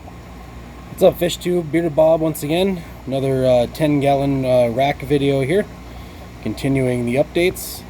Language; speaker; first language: English; native; English